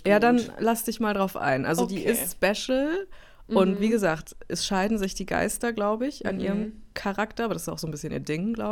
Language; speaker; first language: German; native; German